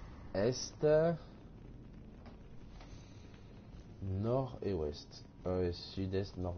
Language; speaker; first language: French; native; French